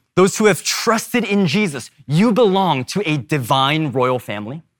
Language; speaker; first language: English; early bilingual, other home language; Korean